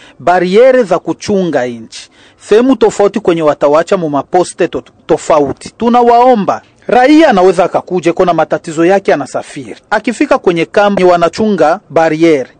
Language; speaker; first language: Swahili; native; Swahili